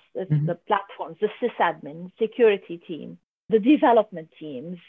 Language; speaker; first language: English; non-native, fluent; Arabic